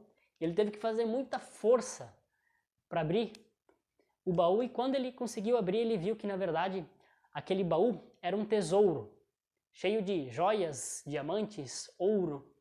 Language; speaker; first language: Portuguese; native; Portuguese